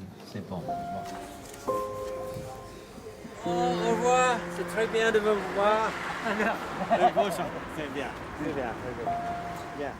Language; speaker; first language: French; non-native, learner; English